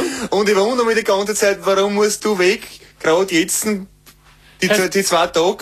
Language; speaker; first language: German; native; German